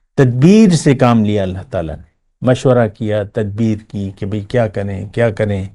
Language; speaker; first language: Urdu; non-native, local second language; Pashto